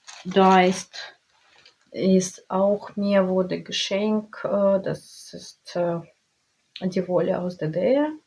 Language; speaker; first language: German; non-native, learner; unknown